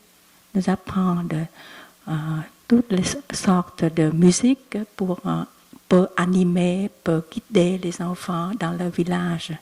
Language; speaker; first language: French; non-native, learner; Vietnamese